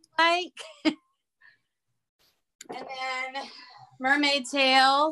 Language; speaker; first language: English; native; English